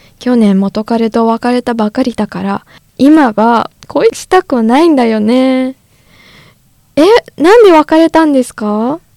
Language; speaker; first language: Japanese; non-native, fluent; Chinese